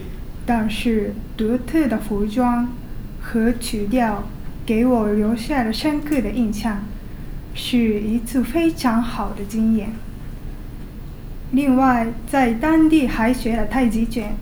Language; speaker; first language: Chinese; non-native, learner; Japanese